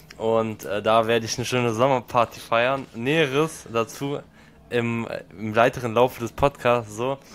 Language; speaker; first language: German; native; German